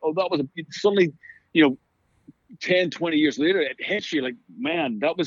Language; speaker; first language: English; native; English